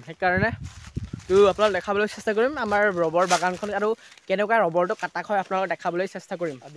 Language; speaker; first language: Assamese; non-native, local second language; Karbi